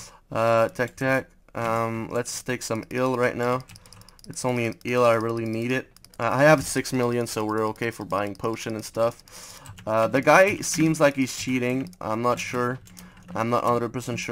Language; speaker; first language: English; non-native, fluent; French